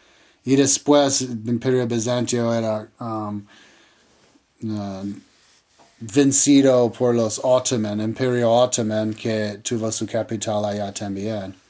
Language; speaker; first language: Spanish; non-native, learner; English